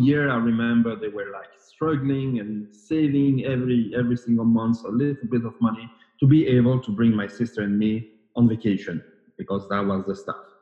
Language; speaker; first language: English; non-native, fluent; French